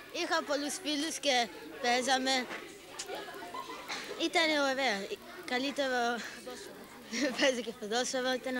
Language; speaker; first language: Greek; early bilingual, heritage; Greek